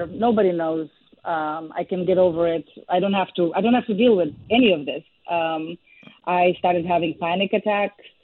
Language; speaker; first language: English; non-native, fluent; Serbian